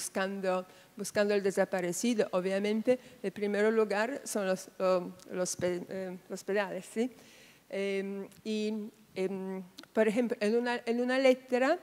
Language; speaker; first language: Spanish; non-native, fluent; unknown